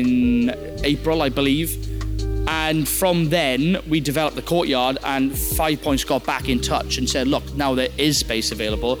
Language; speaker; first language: English; native; English